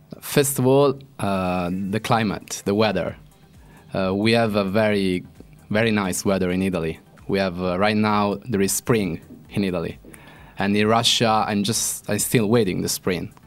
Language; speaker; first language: English; non-native, fluent; Italian